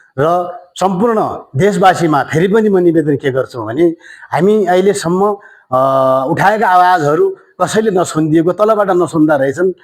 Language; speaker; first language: Nepali; native; Nepali